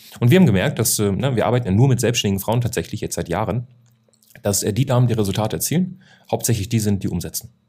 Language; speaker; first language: German; native; German